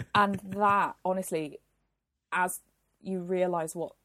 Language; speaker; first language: English; native; English